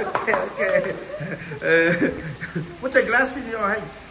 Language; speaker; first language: English; non-native, learner; French